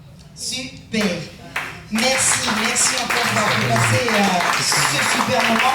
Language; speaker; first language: French; native; French